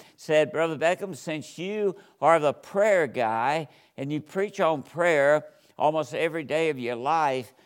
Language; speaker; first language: English; native; English